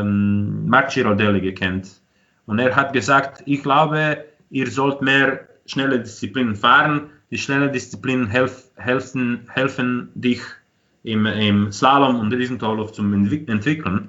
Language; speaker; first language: German; non-native, fluent; Croatian